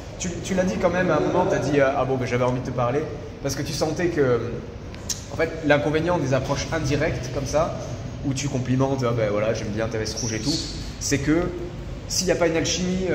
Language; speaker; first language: French; native; French